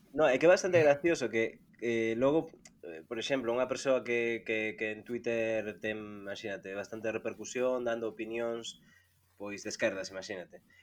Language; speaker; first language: Galician; native; Galician